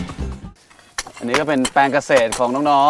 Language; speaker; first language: Thai; native; Thai